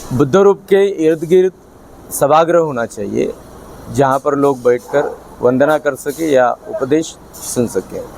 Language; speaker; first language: Hindi; non-native, local second language; Marathi